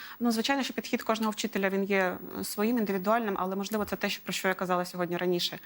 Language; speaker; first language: Ukrainian; non-native, local second language; Russian